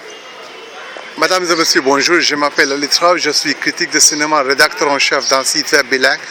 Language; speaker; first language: French; non-native, fluent; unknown